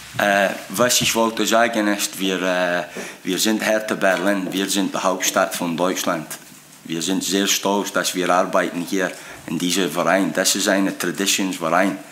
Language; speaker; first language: German; non-native, fluent; English